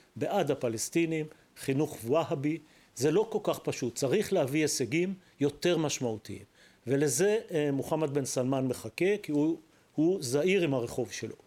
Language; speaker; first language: Hebrew; native; Hebrew